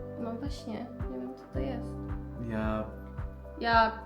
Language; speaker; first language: Polish; non-native, learner; Persian